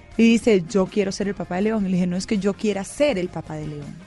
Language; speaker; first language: Spanish; native; Spanish